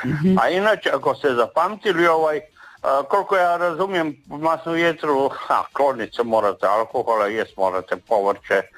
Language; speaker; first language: Serbian; native; Serbian